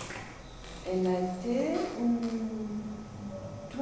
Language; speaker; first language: French; non-native, learner; Spanish